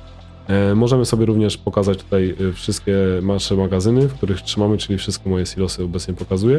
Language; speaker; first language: Polish; native; Polish